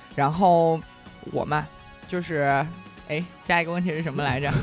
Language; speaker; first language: Chinese; native; Chinese